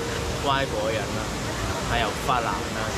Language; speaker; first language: Chinese; non-native, local second language; Cantonese